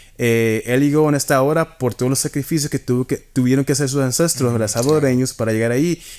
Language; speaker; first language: Spanish; early bilingual, heritage; Spanish